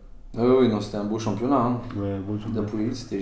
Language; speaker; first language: French; native; French